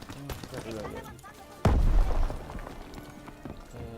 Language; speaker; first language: Spanish; native; Spanish